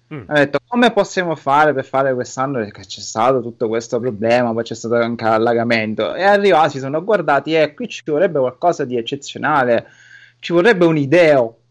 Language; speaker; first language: Italian; native; Italian